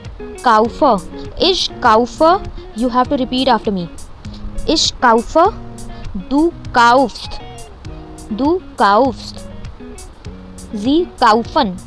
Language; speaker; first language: German; non-native, fluent; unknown